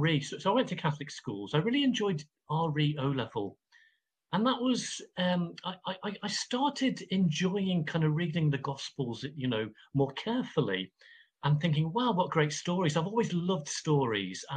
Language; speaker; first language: English; native; English